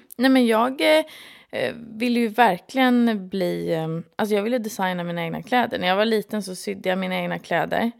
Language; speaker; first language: Swedish; native; Swedish